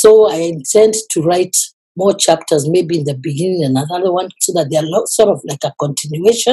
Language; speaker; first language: English; non-native, local second language; Kikuyu